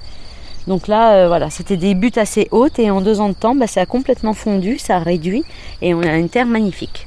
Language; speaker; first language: French; native; French